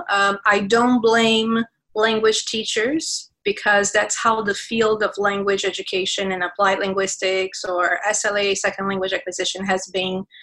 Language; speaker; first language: English; non-native, fluent; Portuguese